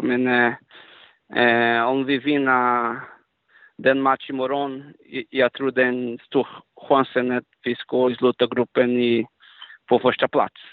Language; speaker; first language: Swedish; non-native, fluent; Portuguese